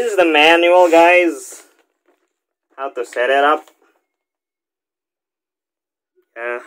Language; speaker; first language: English; non-native, local second language; Filipino